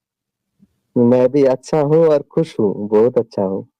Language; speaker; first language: Hindi; non-native, local second language; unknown